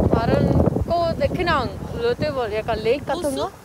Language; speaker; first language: Korean; non-native, learner; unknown